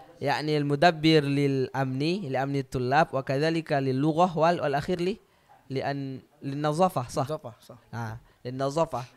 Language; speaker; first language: Arabic; non-native, learner; Indonesian